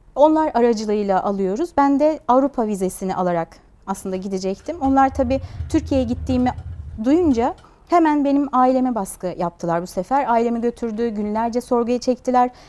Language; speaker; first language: Turkish; non-native, fluent; Uyghur